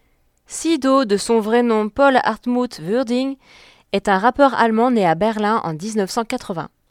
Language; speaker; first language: French; native; French